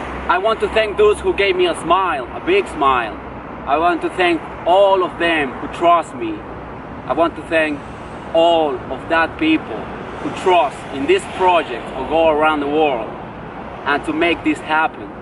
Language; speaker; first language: English; non-native, fluent; Spanish